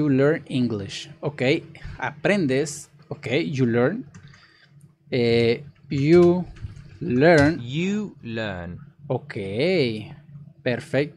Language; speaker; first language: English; non-native, learner; Spanish